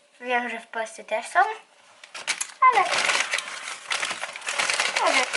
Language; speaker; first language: Polish; early bilingual, heritage; Polish